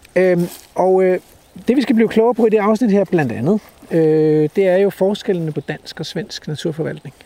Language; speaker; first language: Danish; native; Danish